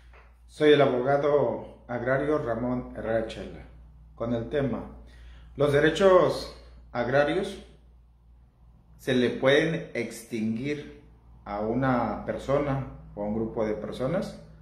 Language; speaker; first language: Spanish; native; Spanish